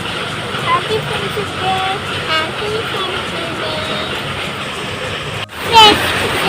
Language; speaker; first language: English; non-native, local second language; Tamil